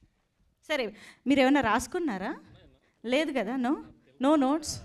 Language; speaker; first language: Telugu; native; Telugu